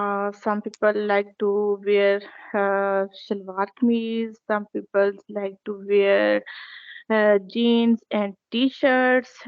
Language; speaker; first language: English; non-native, learner; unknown